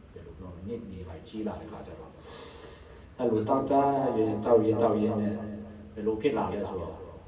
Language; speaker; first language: Burmese; non-native, local second language; Hakha Chin